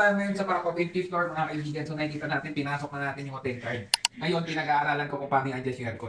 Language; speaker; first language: Filipino; native; Filipino